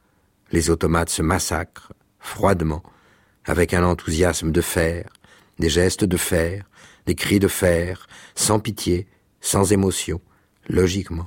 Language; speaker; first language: French; native; French